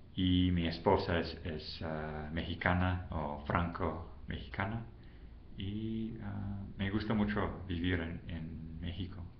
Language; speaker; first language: Spanish; non-native, fluent; English